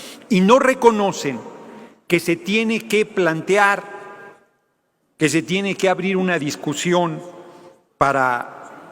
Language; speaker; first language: Spanish; native; Spanish